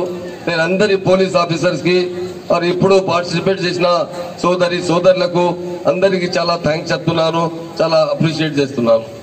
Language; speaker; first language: Telugu; non-native, local second language; Urdu